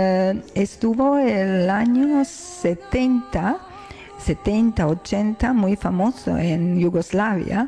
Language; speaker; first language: Spanish; non-native, learner; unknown